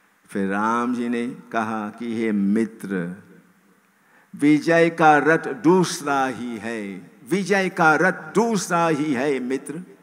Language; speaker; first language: Hindi; non-native, fluent; English